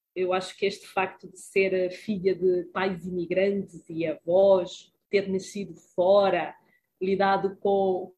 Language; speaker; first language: Portuguese; early bilingual, heritage; Spanish